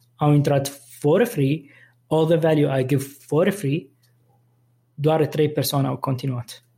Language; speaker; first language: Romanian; non-native, fluent; Arabic